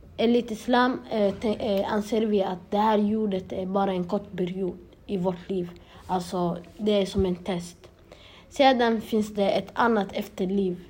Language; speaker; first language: Swedish; early bilingual, other home language; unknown